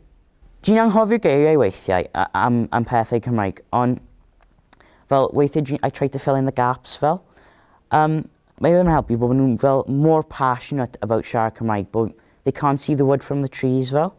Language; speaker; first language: Welsh; non-native, local second language; English